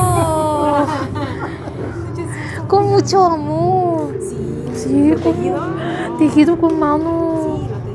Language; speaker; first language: Spanish; non-native, learner; Korean